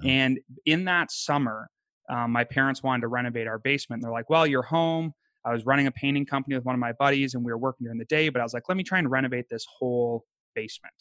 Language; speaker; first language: English; native; English